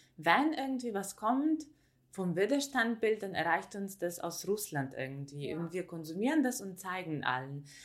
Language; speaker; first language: German; non-native, fluent; Ukrainian